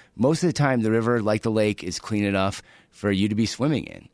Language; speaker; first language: English; native; English